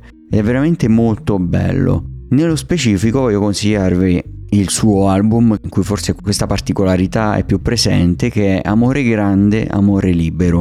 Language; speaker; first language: Italian; native; Italian